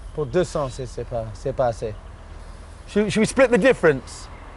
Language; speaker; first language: French; non-native, learner; English